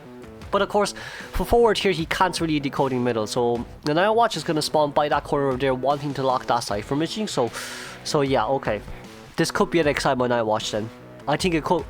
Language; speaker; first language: English; non-native, fluent; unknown